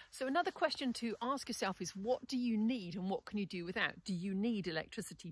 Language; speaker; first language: English; native; English